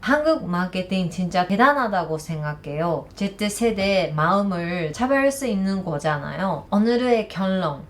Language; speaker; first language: Korean; non-native, learner; Japanese